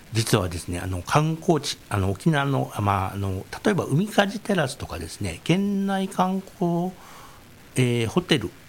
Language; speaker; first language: Japanese; native; Japanese